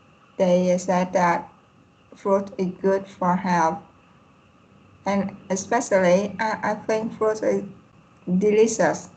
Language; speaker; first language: English; non-native, learner; Vietnamese